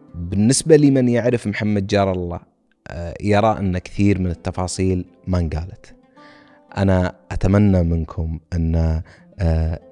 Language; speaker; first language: Arabic; native; Arabic